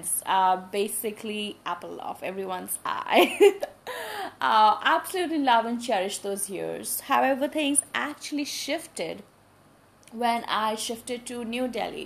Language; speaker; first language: English; non-native, local second language; Hindi